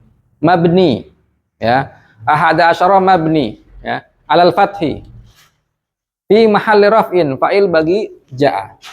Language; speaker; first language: Arabic; non-native, fluent; Indonesian